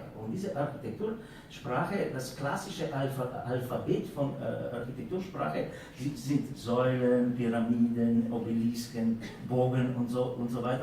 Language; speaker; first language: German; non-native, fluent; Slovenian